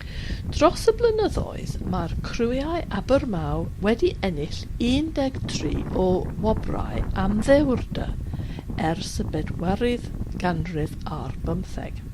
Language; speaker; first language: Welsh; non-native, fluent; English